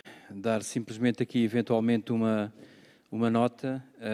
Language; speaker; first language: Portuguese; native; Portuguese